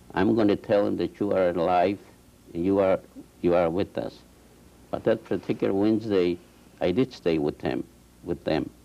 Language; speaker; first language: English; non-native, fluent; Polish